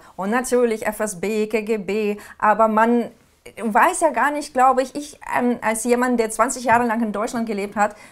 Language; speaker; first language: German; non-native, fluent; Ukrainian